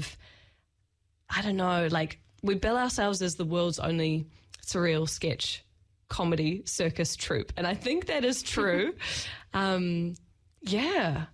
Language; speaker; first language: English; native; English